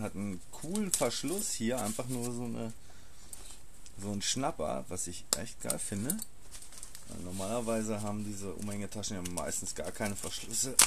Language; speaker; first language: German; native; German